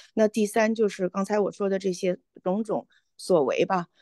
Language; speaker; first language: Chinese; native; Chinese